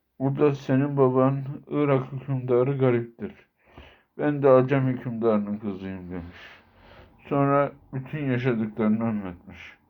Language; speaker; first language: Turkish; native; Turkish